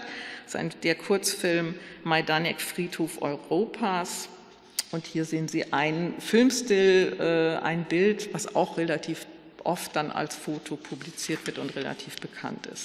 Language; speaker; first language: German; native; German